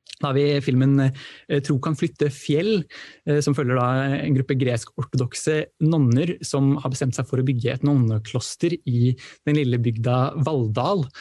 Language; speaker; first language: Norwegian; native; Norwegian